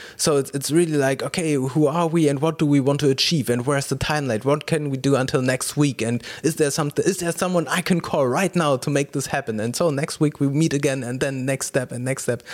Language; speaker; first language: English; non-native, fluent; German